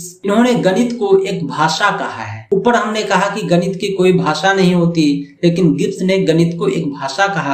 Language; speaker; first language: Hindi; native; Hindi